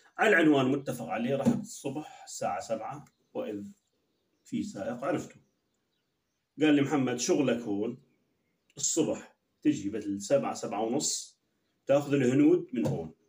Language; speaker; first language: Arabic; native; Arabic